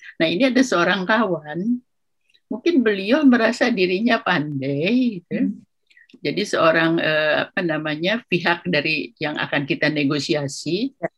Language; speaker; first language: Indonesian; non-native, local second language; Sundanese